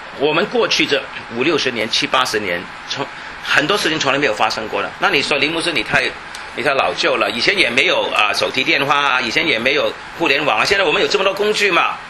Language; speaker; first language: Chinese; non-native, local second language; Cantonese